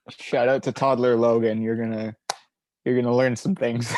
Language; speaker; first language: English; native; English